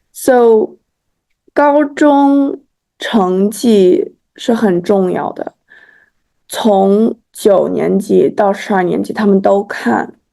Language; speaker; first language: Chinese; early bilingual, heritage; Chinese